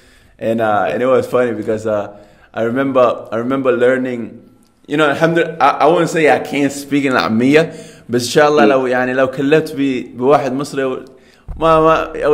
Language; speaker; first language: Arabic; non-native, fluent; English